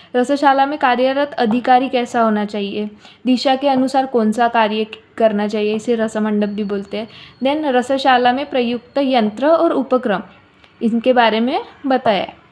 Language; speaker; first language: Hindi; non-native, local second language; Marathi